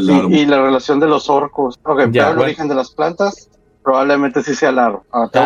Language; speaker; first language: Spanish; native; Spanish